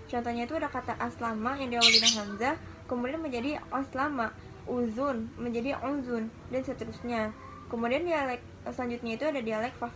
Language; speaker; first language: Indonesian; native; Indonesian